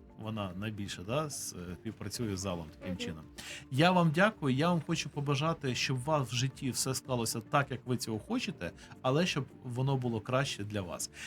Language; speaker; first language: Ukrainian; native; Ukrainian